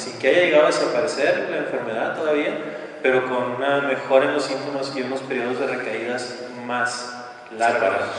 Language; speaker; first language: Spanish; native; Spanish